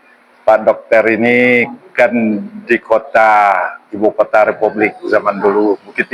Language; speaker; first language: Indonesian; non-native, local second language; Minangkabau